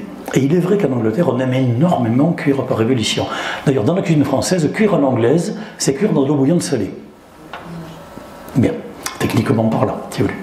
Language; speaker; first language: French; native; French